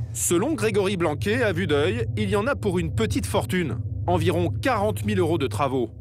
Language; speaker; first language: French; native; French